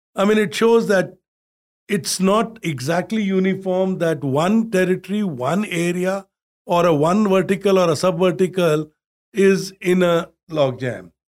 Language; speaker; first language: English; non-native, local second language; Hindi